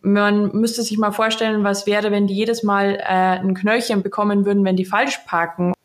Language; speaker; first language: German; native; German